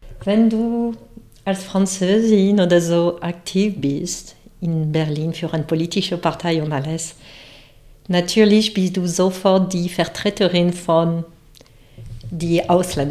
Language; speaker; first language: German; non-native, fluent; French